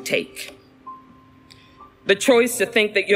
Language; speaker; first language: English; native; English